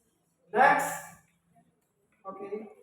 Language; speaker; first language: English; non-native, learner; Indonesian